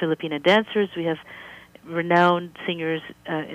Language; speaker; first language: English; native; English